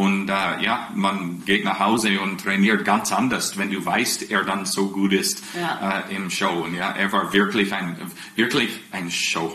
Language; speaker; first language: German; non-native, fluent; English